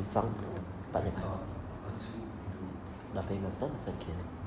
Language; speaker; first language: French; non-native, learner; Vietnamese